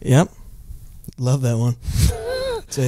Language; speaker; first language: English; native; English